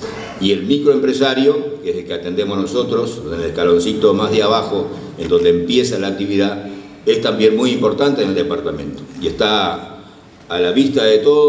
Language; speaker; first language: Spanish; native; Spanish